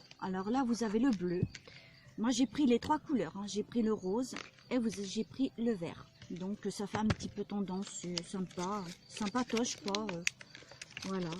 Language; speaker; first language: French; native; French